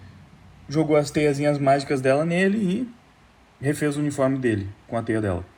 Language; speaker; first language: Portuguese; native; Portuguese